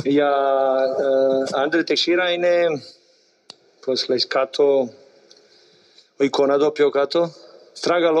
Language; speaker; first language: Greek; non-native, learner; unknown